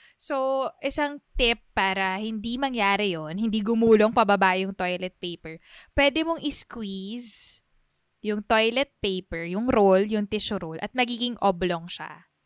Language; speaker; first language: Filipino; native; Filipino